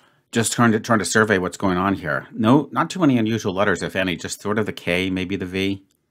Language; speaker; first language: English; native; English